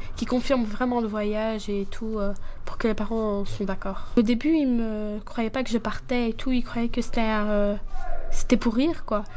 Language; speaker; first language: French; native; French